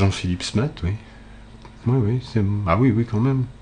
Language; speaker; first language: French; native; French